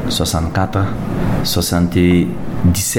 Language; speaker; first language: French; non-native, local second language; Mossi